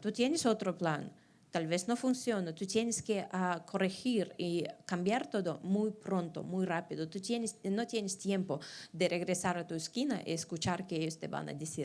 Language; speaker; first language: Spanish; non-native, fluent; Russian